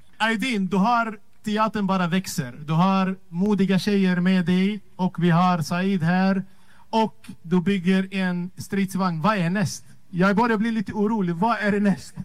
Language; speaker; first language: Swedish; non-native, fluent; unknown